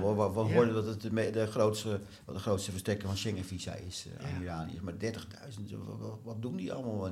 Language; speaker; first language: Dutch; native; Dutch